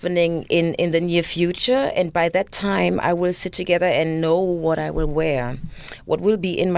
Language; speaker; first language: English; non-native, fluent; German